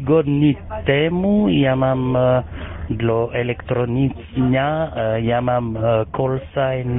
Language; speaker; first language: Polish; non-native, learner; French